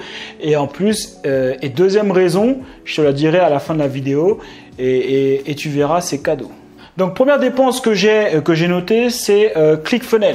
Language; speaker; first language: French; native; French